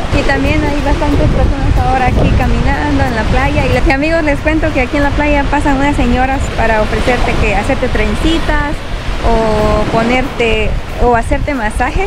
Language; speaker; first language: Spanish; native; Spanish